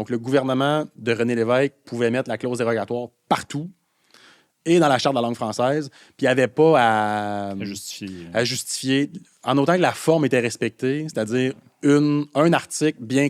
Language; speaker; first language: French; native; French